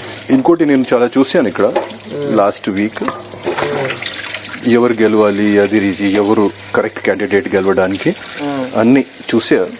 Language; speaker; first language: Telugu; non-native, fluent; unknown